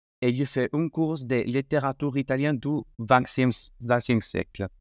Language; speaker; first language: French; non-native, learner; Spanish